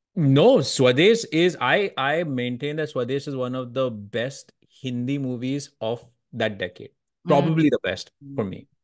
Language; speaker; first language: English; non-native, local second language; Hindi